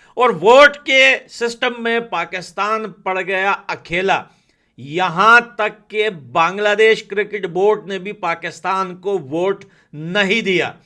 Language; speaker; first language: Hindi; non-native, fluent; Pashto